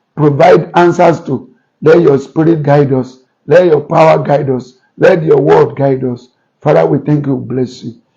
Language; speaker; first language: English; non-native, local second language; Yoruba